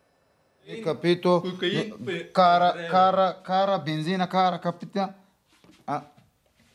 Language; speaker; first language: Italian; non-native, learner; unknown